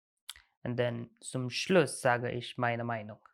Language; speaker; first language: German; non-native, fluent; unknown